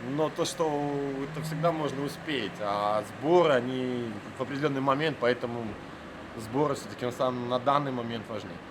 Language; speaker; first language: Russian; native; Russian